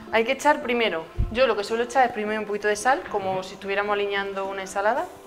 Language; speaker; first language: Spanish; native; Spanish